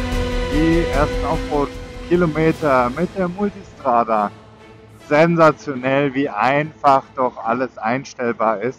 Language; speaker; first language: German; native; German